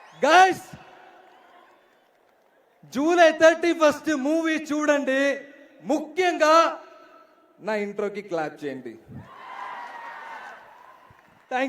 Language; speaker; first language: Telugu; non-native, learner; Malayalam